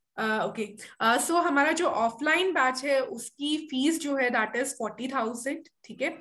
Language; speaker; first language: Hindi; native; Hindi